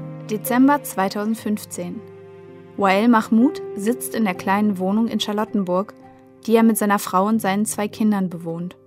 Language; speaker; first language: German; native; German